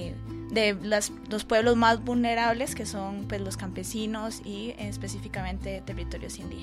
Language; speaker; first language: Spanish; native; Spanish